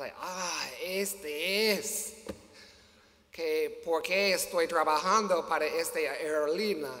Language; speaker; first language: Spanish; non-native, learner; English